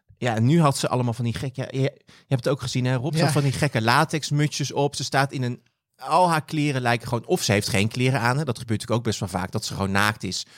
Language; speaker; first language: Dutch; native; Dutch